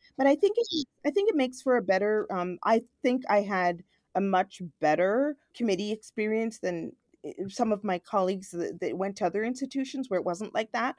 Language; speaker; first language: English; native; English